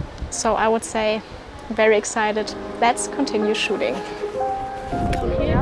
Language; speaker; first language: English; non-native, fluent; German